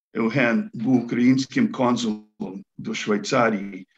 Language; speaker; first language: Ukrainian; early bilingual, heritage; Ukrainian